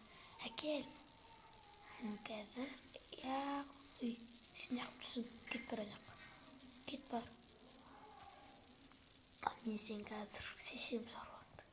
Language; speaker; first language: Kazakh; native; Kazakh